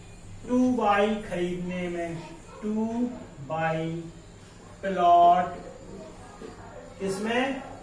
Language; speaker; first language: Hindi; native; Hindi